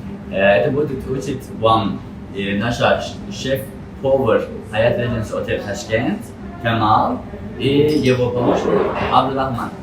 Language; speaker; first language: Russian; non-native, learner; Azerbaijani